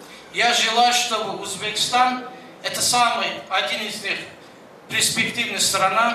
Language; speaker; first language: Russian; non-native, fluent; Azerbaijani